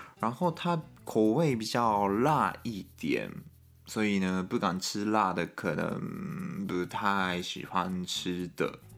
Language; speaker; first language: Chinese; non-native, fluent; Japanese